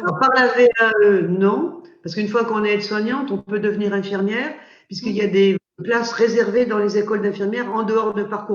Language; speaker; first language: French; native; French